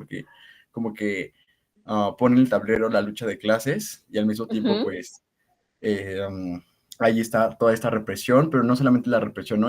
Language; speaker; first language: Spanish; native; Spanish